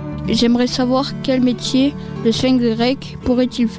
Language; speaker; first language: French; native; French